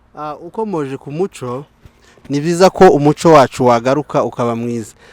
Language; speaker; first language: Kinyarwanda; native; Kinyarwanda